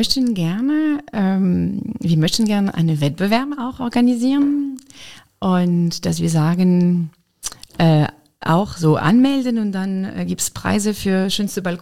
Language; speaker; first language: German; non-native, fluent; French